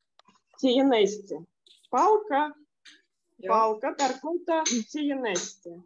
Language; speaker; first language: Finnish; non-native, learner; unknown